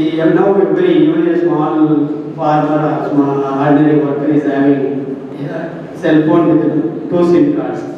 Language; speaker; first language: English; non-native, local second language; Tamil